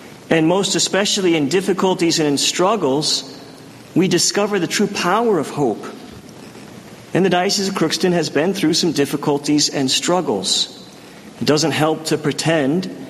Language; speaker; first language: English; native; English